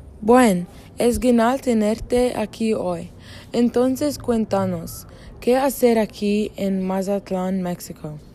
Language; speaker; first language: Spanish; non-native, learner; English